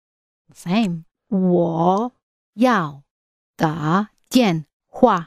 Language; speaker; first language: Chinese; non-native, learner; English